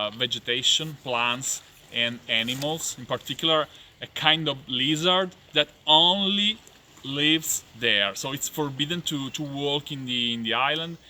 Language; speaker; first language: English; non-native, fluent; Italian